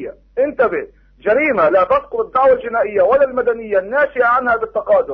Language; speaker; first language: Arabic; native; Arabic